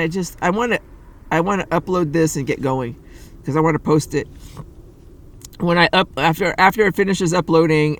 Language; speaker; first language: English; native; English